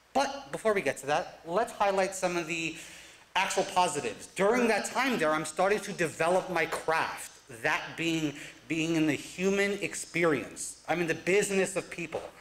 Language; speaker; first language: English; native; English